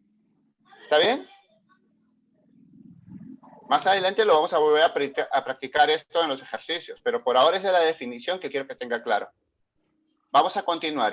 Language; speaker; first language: Spanish; native; Spanish